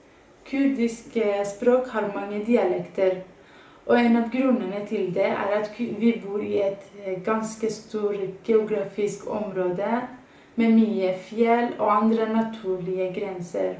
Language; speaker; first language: Norwegian; non-native, fluent; Kurdish